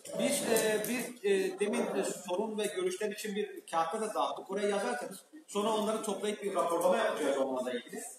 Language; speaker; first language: Turkish; native; Turkish